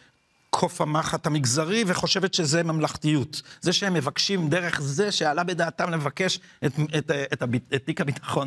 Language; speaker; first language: Hebrew; native; Hebrew